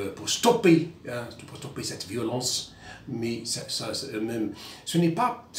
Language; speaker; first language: French; non-native, local second language; Arabic